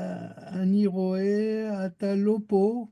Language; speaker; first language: Hebrew; non-native, learner; French